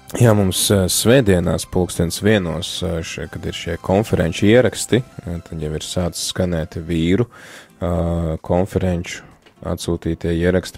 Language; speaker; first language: Latvian; native; Latvian